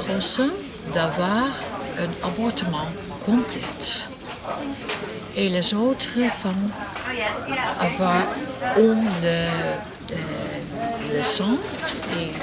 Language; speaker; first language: French; non-native, learner; Dutch